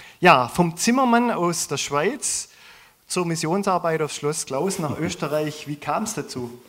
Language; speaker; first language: German; native; German